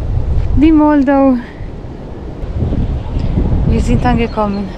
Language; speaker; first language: German; non-native, fluent; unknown